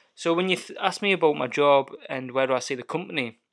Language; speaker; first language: English; native; English